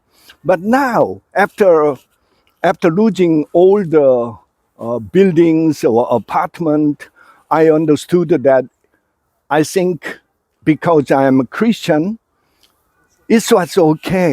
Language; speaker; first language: English; non-native, fluent; Korean